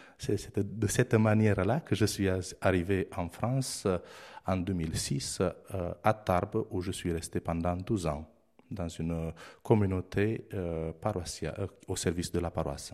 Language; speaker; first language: French; non-native, fluent; Romanian